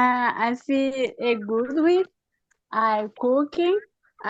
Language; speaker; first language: English; non-native, learner; Haitian Creole